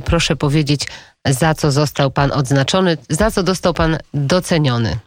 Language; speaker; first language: Polish; native; Polish